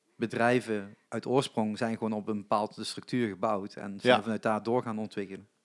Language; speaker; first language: Dutch; native; Dutch